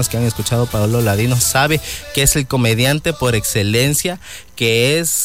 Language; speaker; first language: Spanish; native; Spanish